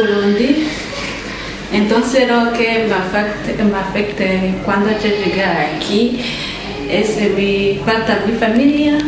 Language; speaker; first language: Spanish; non-native, learner; Rundi